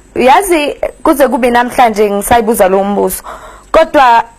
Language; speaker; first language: Zulu; non-native, local second language; Afrikaans